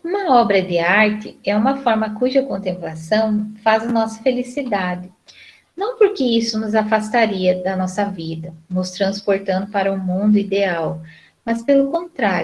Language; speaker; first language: Portuguese; native; Portuguese